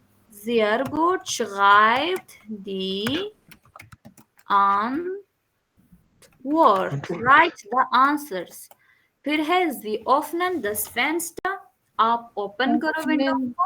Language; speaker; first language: German; non-native, fluent; Urdu